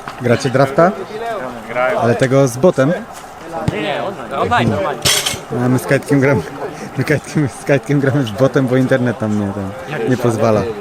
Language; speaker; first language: Polish; native; Polish